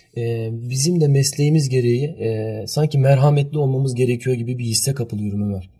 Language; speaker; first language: Turkish; early bilingual, heritage; Turkish